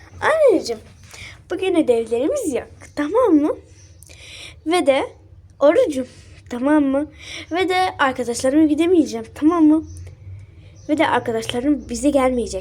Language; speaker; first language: Turkish; early bilingual, other home language; Arabic